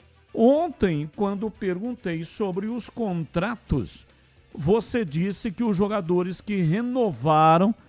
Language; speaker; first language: Portuguese; native; Portuguese